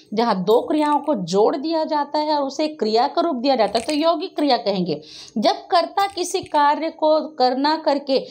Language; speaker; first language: Hindi; native; Hindi